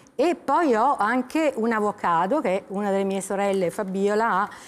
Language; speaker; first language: Italian; native; Italian